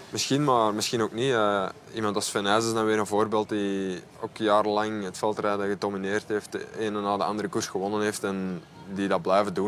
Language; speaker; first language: Dutch; native; Dutch